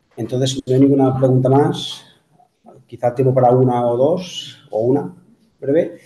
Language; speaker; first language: Spanish; non-native, local second language; Catalan